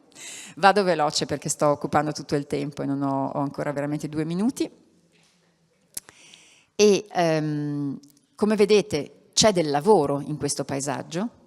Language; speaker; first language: Italian; native; Italian